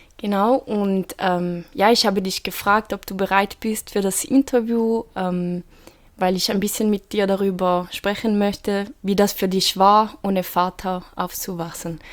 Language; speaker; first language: German; native; German